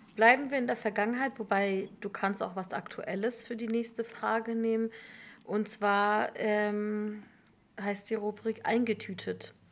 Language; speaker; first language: German; native; German